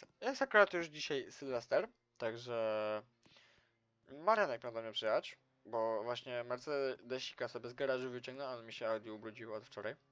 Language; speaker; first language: Polish; native; Polish